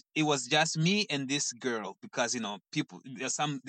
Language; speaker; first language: English; non-native, fluent; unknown